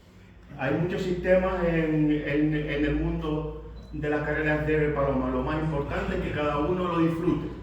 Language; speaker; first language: Spanish; native; Spanish